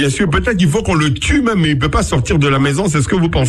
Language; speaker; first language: French; non-native, local second language; Akan